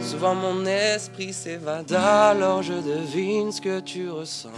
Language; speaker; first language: French; native; French